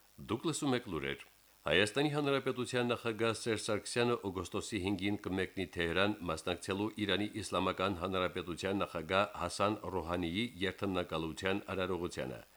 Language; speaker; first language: Armenian; native; Armenian